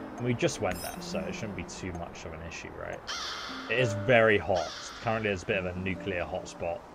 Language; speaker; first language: English; native; English